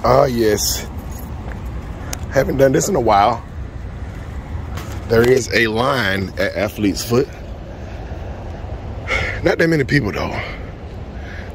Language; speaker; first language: English; native; English